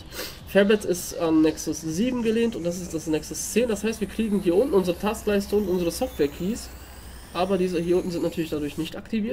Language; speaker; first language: German; native; German